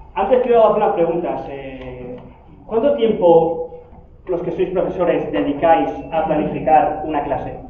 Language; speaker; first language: Spanish; native; Spanish